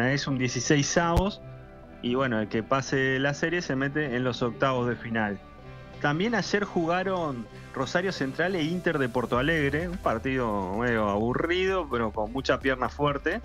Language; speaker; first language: Spanish; native; Spanish